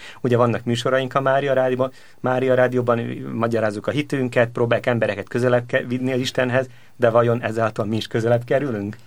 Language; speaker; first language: Hungarian; native; Hungarian